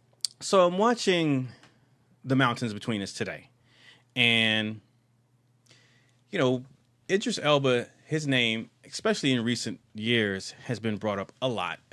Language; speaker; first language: English; native; English